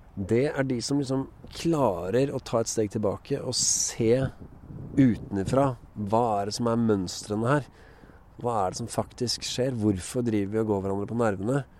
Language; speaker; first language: Norwegian; native; Norwegian